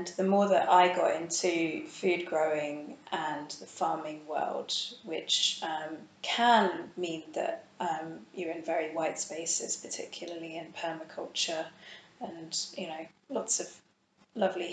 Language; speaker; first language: English; native; English